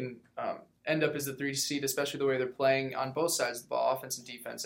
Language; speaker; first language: English; native; English